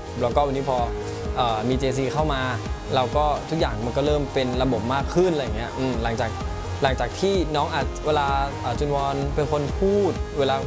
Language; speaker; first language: Thai; native; Thai